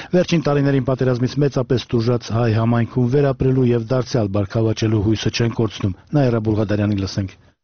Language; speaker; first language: Armenian; native; Armenian